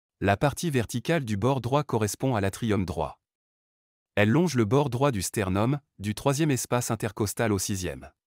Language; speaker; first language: French; non-native, local second language; Arabic